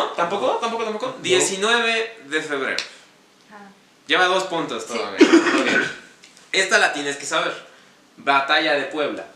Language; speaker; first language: Spanish; native; Spanish